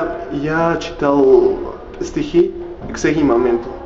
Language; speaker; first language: Russian; non-native, learner; Spanish